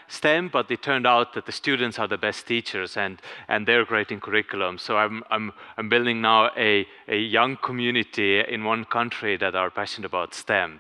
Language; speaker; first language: English; non-native, fluent; Estonian